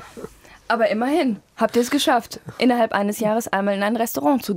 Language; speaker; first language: German; native; German